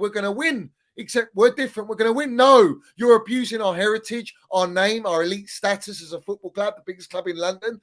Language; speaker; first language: English; native; English